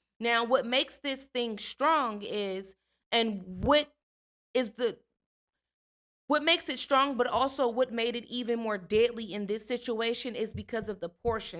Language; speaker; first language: English; native; English